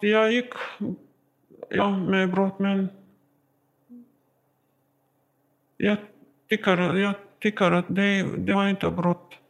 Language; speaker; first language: Swedish; non-native, learner; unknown